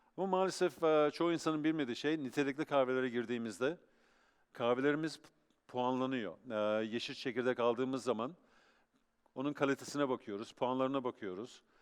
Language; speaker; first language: Turkish; early bilingual, heritage; Turkish